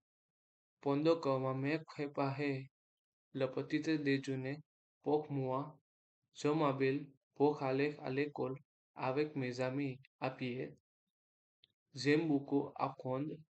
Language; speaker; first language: French; non-native, learner; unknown